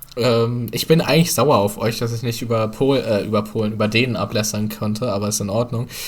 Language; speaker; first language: German; early bilingual, other home language; Turkish